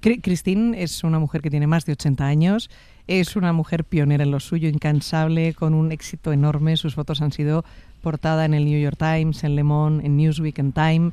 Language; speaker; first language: Spanish; native; Spanish